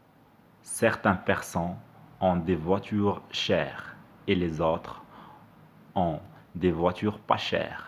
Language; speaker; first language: French; non-native, fluent; Arabic